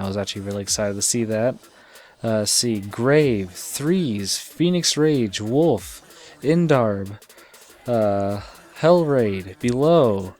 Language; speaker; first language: English; native; English